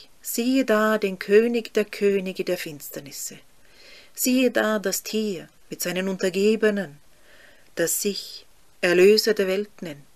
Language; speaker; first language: German; native; German